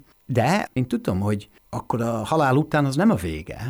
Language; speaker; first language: Hungarian; non-native, fluent; English